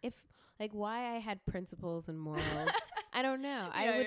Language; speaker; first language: English; native; English